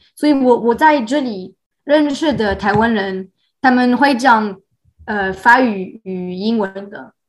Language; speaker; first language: Chinese; non-native, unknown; French